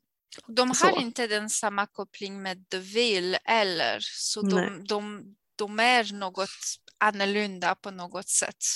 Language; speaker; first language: Swedish; non-native, fluent; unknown